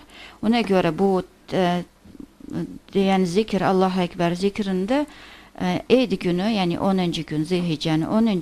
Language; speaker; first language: Turkish; non-native, fluent; Azerbaijani